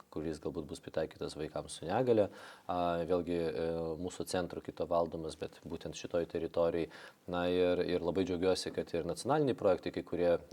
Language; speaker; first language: Lithuanian; non-native, local second language; Polish